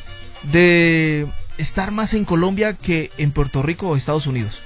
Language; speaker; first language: Spanish; native; Spanish